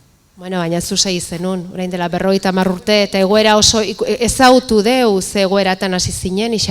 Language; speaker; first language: Basque; native; Basque